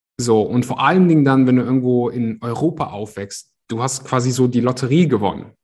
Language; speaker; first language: German; early bilingual, other home language; Russian